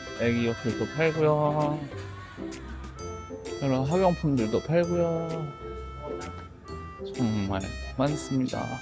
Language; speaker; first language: Korean; native; Korean